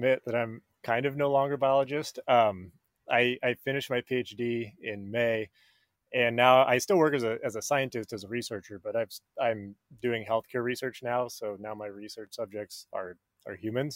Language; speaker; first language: English; native; English